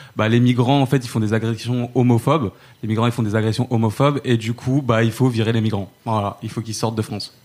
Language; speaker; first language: French; native; French